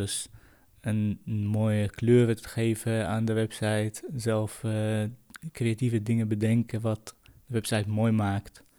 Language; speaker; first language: Dutch; non-native, fluent; Kurdish